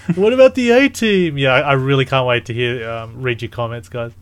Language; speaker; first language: English; early bilingual, other home language; Filipino